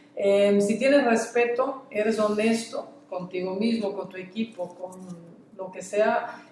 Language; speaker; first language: Spanish; non-native, fluent; Dutch